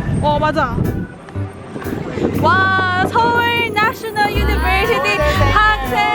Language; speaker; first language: Korean; non-native, learner; Filipino